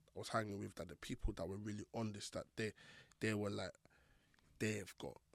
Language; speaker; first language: English; native; English